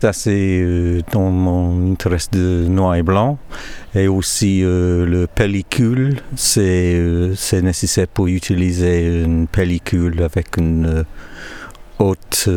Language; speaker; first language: French; non-native, learner; English